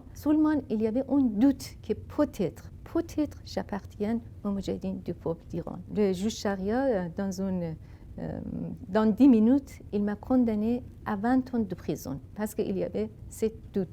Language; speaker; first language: French; non-native, fluent; Persian